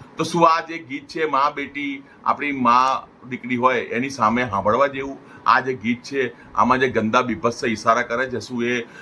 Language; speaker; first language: Gujarati; non-native, local second language; Punjabi